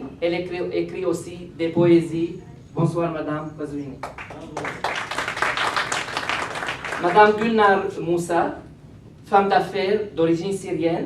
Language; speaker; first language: French; non-native, fluent; Arabic